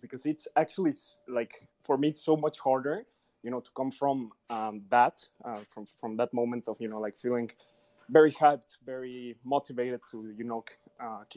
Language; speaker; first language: English; non-native, fluent; Spanish